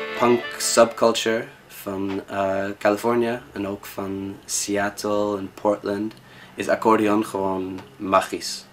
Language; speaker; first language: Dutch; non-native, fluent; English